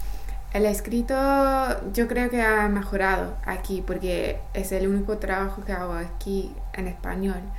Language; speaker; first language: Spanish; non-native, fluent; English